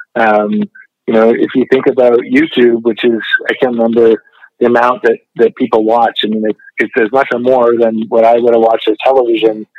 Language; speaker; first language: English; native; English